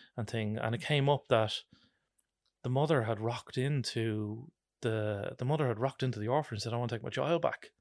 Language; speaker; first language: English; native; English